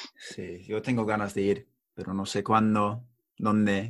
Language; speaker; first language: Spanish; non-native, fluent; English